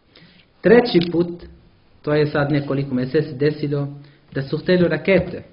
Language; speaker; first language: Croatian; non-native, learner; Arabic